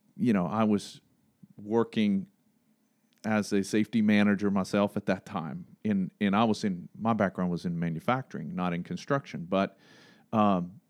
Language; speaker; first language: English; non-native, fluent; Swedish